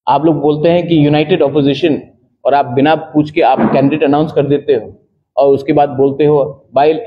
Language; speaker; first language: Hindi; non-native, local second language; Bangla